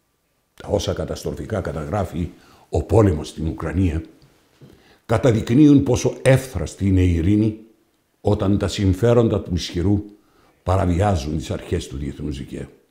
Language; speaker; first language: Greek; native; Greek